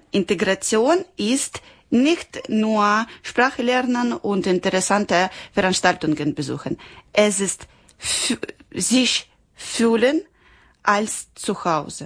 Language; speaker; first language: German; non-native, learner; Ukrainian